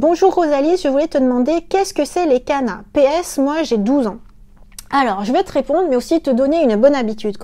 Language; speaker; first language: French; native; French